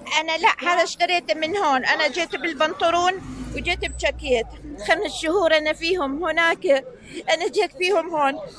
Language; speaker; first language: Arabic; native; Arabic